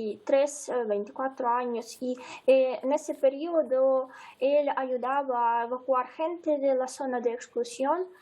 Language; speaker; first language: Spanish; non-native, fluent; Ukrainian